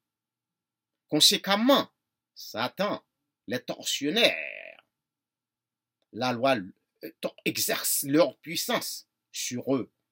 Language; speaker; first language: French; non-native, local second language; Haitian Creole